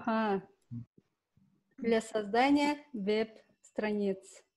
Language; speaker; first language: Russian; non-native, local second language; Kyrgyz